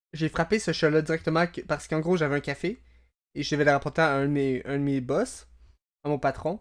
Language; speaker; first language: French; native; French